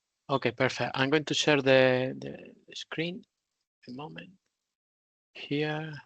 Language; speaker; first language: English; non-native, learner; Spanish